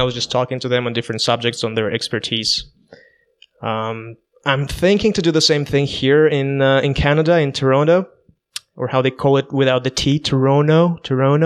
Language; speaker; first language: English; non-native, fluent; Russian